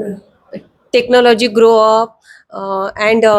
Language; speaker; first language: English; non-native, learner; Marathi